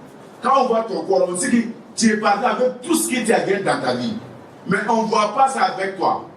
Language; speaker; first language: French; non-native, local second language; Wolof